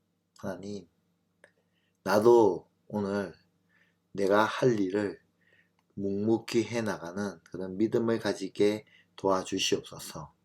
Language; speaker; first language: Korean; native; Korean